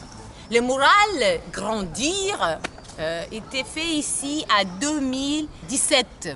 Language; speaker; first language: French; non-native, learner; Ukrainian